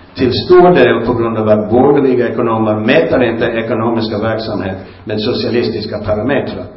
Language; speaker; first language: Swedish; non-native, fluent; English